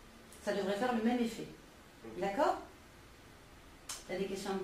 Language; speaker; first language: French; native; French